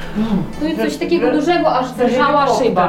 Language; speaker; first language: Polish; non-native, learner; Ukrainian